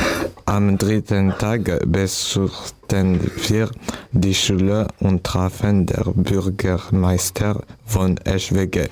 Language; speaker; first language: German; non-native, learner; French